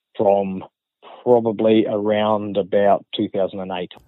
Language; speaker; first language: English; native; English